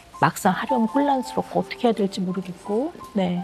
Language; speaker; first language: Korean; native; Korean